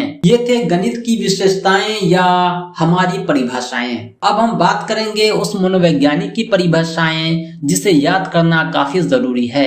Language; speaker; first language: Hindi; native; Hindi